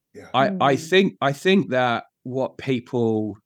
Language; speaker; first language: English; native; English